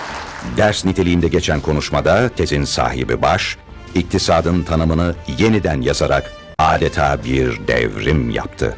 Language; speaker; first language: Turkish; native; Turkish